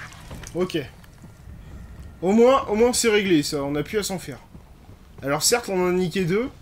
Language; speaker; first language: French; native; French